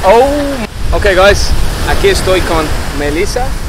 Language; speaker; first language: Spanish; non-native, fluent; English